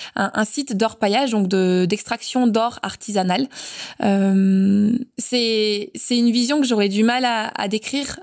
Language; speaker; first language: French; native; French